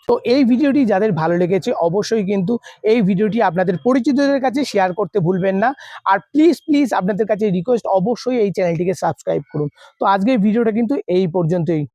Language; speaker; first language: Bangla; native; Bangla